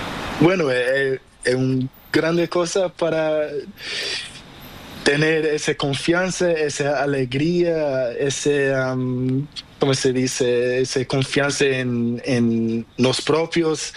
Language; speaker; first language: Spanish; non-native, learner; Portuguese